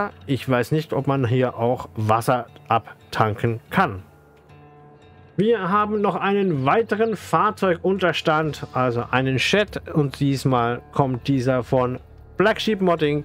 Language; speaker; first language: German; native; German